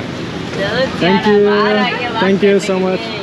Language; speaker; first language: English; non-native, learner; Vietnamese